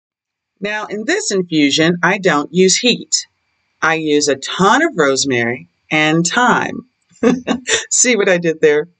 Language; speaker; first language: English; native; English